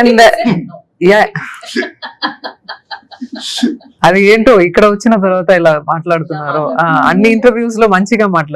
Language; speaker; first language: Telugu; non-native, learner; Tamil